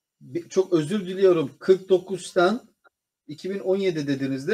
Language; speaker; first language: Turkish; native; Turkish